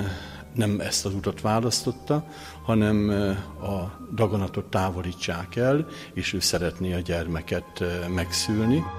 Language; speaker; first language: Hungarian; native; Hungarian